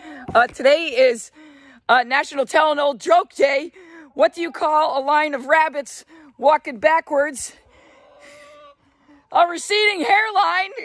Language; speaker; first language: English; native; English